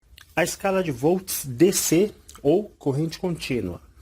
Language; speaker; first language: Portuguese; native; Portuguese